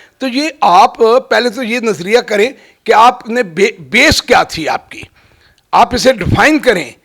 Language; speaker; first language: Urdu; non-native, local second language; Punjabi